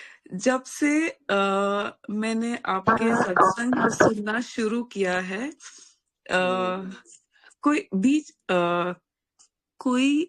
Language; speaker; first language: Hindi; non-native, local second language; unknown